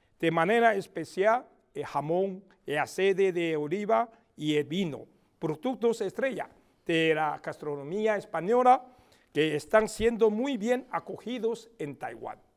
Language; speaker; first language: Spanish; non-native, fluent; Chinese